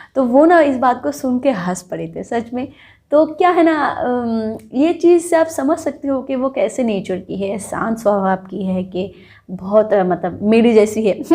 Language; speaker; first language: Hindi; non-native, local second language; Bangla